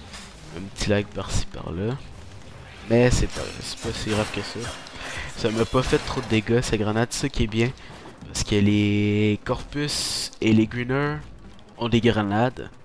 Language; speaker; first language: French; native; French